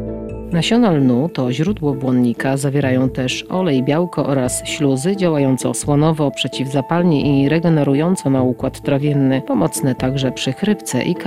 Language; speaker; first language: Polish; native; Polish